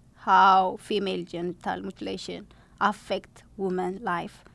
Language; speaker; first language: English; non-native, learner; Amharic